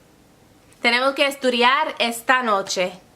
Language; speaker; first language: Spanish; non-native, fluent; English